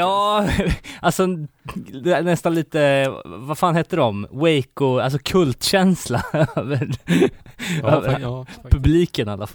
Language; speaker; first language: Swedish; native; Swedish